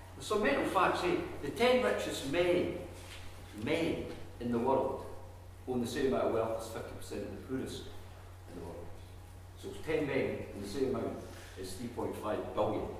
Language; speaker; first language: English; native; English